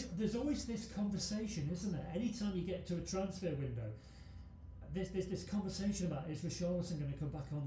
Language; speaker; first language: English; native; English